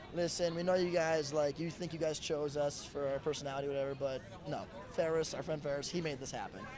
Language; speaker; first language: English; native; English